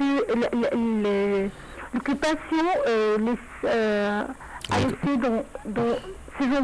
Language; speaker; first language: French; non-native, learner; Arabic